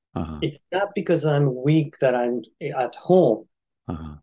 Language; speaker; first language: English; non-native, fluent; Japanese